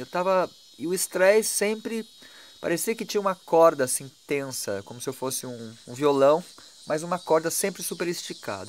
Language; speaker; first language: Portuguese; native; Portuguese